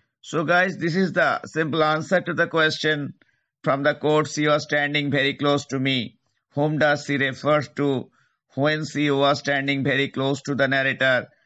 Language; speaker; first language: English; non-native, local second language; Bangla